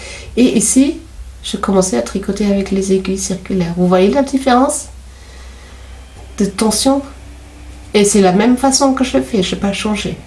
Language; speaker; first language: French; native; French